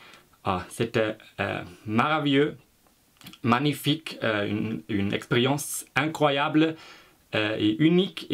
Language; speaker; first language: French; non-native, fluent; German